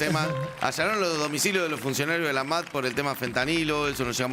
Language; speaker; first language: Spanish; native; Spanish